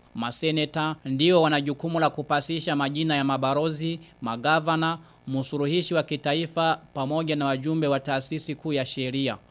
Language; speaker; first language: Swahili; non-native, local second language; Rundi